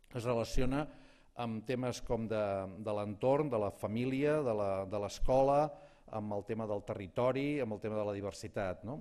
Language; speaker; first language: Catalan; native; Catalan